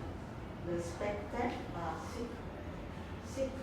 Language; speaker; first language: French; non-native, learner; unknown